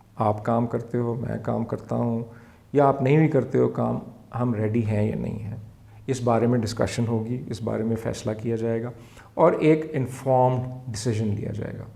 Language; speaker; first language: Urdu; native; Urdu